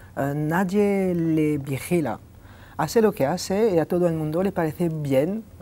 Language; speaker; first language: Spanish; non-native, fluent; French